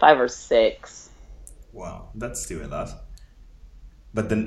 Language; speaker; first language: English; non-native, local second language; Nyanja